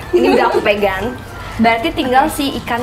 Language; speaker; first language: Indonesian; native; Indonesian